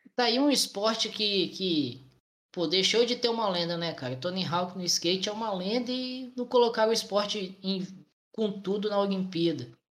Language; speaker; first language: Portuguese; native; Portuguese